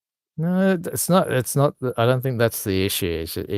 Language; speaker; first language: English; native; English